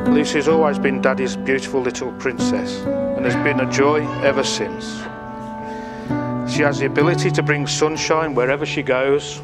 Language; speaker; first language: English; native; English